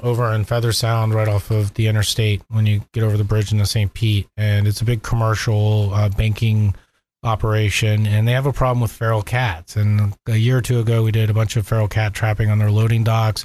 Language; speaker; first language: English; native; English